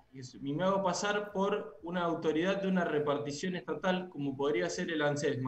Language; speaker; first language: Spanish; native; Spanish